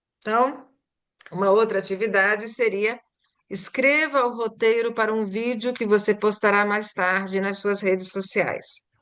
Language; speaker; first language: Portuguese; early bilingual, other home language; Italian